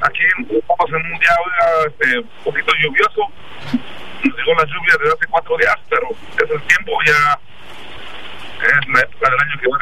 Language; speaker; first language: Spanish; native; Spanish